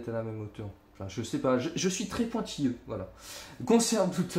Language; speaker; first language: French; native; French